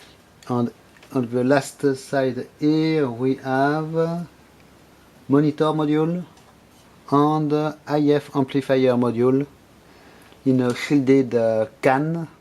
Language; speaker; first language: English; non-native, fluent; French